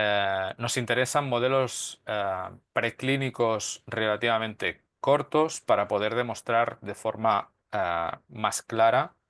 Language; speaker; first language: Spanish; native; Spanish